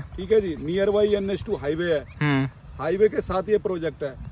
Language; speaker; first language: Hindi; native; Hindi